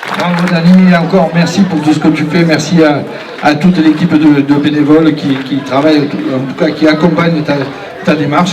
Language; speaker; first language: French; native; French